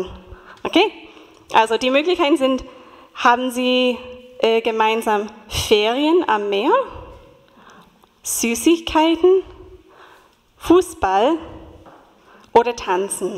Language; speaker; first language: German; non-native, fluent; English